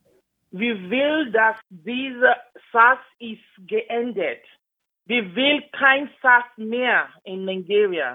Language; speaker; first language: German; non-native, learner; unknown